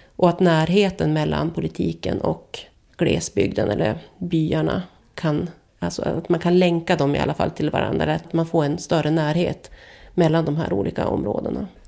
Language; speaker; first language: Swedish; native; Swedish